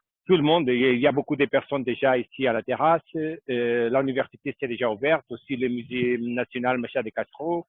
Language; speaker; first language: French; non-native, fluent; Portuguese